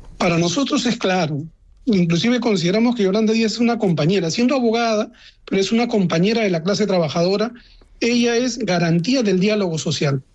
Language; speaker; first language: Spanish; native; Spanish